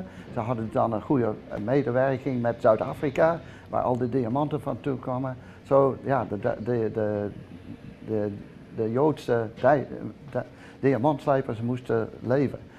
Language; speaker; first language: Dutch; early bilingual, heritage; Dutch